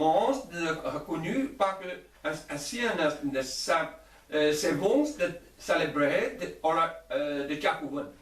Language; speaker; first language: French; non-native, learner; Chinese